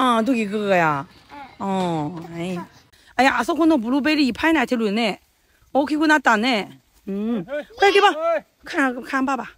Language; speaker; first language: Chinese; native; Chinese